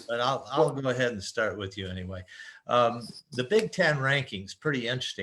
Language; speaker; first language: English; native; English